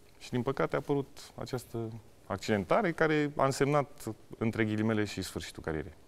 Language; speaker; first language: Romanian; early bilingual, heritage; Romanian